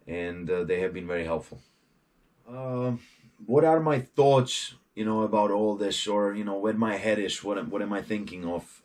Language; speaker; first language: English; non-native, fluent; Czech